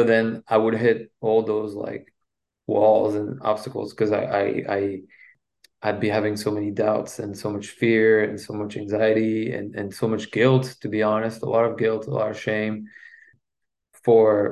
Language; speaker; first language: English; non-native, fluent; French